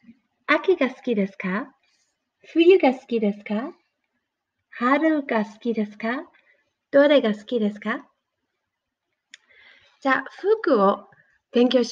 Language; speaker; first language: Japanese; non-native, fluent; English